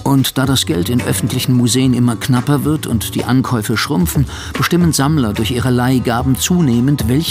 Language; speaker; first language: German; native; German